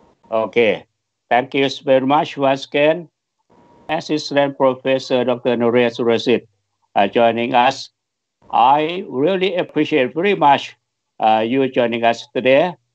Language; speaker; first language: English; non-native, fluent; Thai